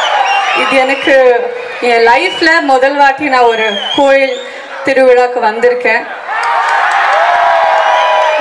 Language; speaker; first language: Tamil; non-native, fluent; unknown